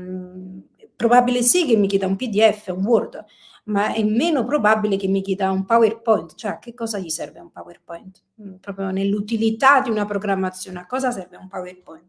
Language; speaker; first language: Italian; native; Italian